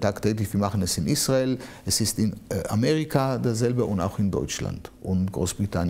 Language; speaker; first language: German; non-native, fluent; Hebrew